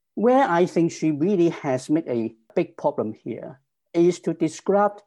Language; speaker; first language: English; non-native, local second language; Cantonese